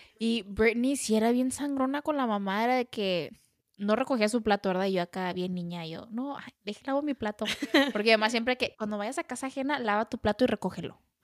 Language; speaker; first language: Spanish; early bilingual, heritage; Spanish